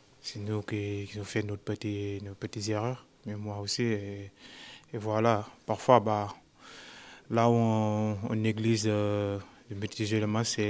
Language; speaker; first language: French; non-native, local second language; Wolof